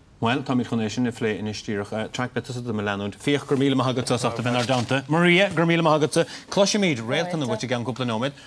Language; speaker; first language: Irish; native; Irish